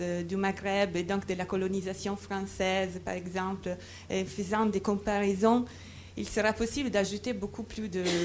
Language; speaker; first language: French; non-native, fluent; Italian